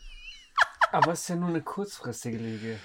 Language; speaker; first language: German; native; German